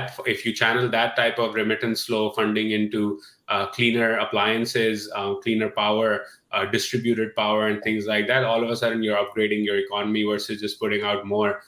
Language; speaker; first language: English; non-native, local second language; Urdu